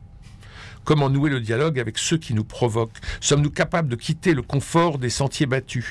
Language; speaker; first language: French; native; French